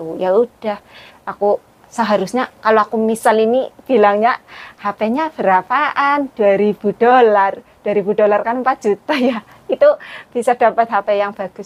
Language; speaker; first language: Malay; non-native, local second language; Javanese